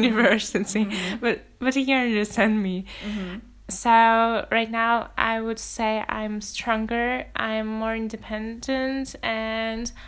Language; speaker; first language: English; non-native, fluent; Russian